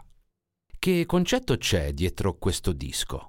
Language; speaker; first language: Italian; native; Italian